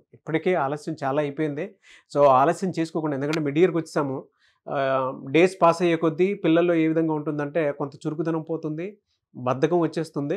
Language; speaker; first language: Telugu; native; Telugu